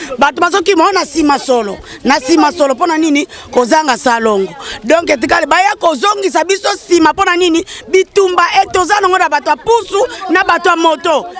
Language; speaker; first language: Lingala; non-native, local second language; Kongo